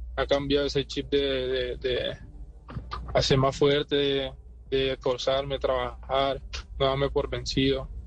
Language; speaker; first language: Spanish; native; Spanish